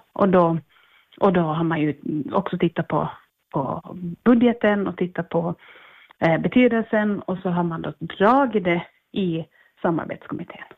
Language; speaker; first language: Swedish; native; Swedish